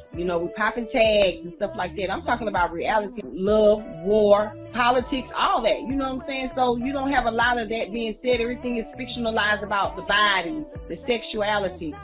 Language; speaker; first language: English; native; English